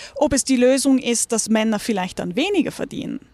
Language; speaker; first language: German; native; German